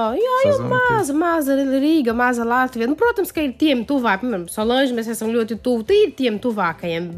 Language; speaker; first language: Latvian; non-native, fluent; Portuguese